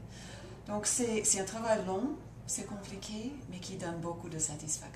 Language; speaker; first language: French; non-native, fluent; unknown